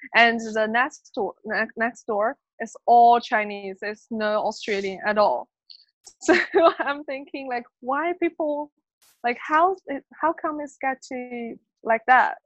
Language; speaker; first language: English; non-native, fluent; Chinese